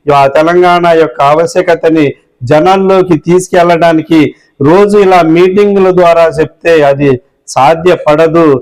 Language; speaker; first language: Telugu; native; Telugu